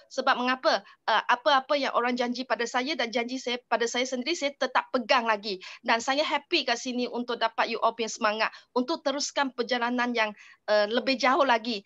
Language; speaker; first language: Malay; non-native, local second language; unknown